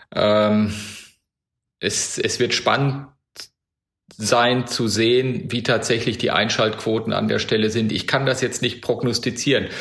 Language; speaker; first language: German; native; German